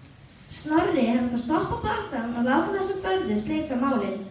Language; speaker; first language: Icelandic; native; Icelandic